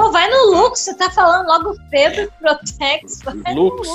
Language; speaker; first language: Portuguese; native; Portuguese